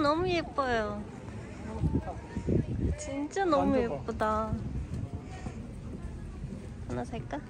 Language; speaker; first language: Korean; non-native, learner; Turkish